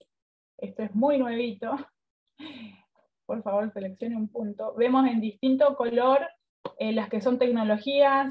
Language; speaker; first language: Spanish; native; Spanish